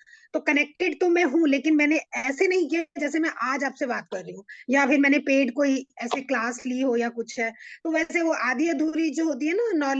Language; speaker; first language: Hindi; native; Hindi